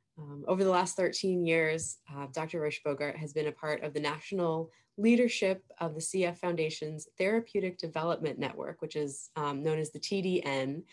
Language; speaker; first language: English; native; English